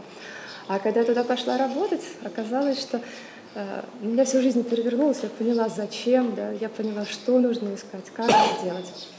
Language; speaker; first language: Russian; native; Russian